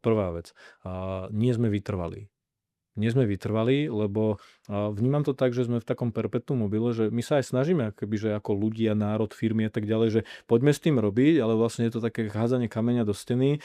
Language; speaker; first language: Slovak; native; Slovak